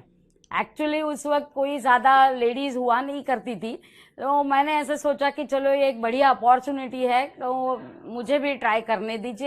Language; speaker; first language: Hindi; non-native, local second language; Marathi